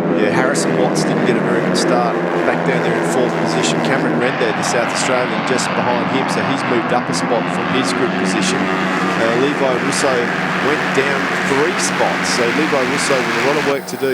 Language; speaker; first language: English; native; English